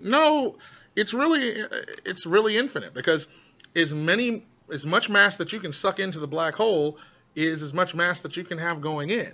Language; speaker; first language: English; native; English